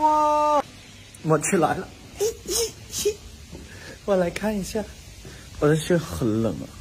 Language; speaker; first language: Chinese; non-native, learner; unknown